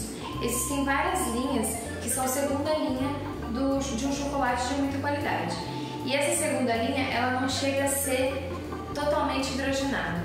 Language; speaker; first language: Portuguese; native; Portuguese